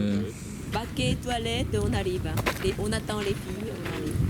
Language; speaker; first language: French; non-native, learner; Korean